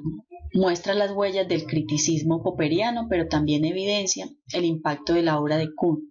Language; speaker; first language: Spanish; native; Spanish